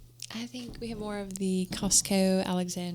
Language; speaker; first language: English; native; English